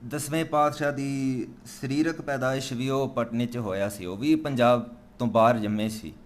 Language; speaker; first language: Punjabi; early bilingual, other home language; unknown